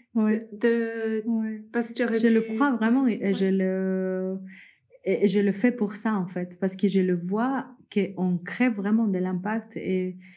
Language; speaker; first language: French; early bilingual, other home language; Spanish